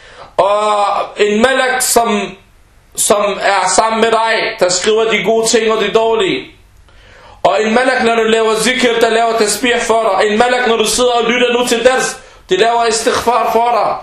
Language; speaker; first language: Danish; early bilingual, other home language; Arabic